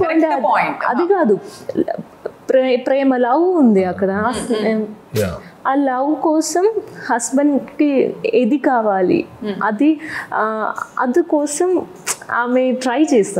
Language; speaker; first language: Telugu; non-native, fluent; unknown